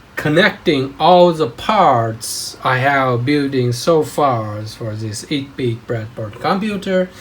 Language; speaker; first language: English; non-native, learner; Chinese